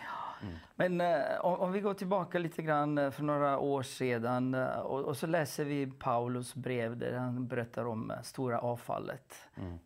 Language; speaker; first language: Swedish; non-native, fluent; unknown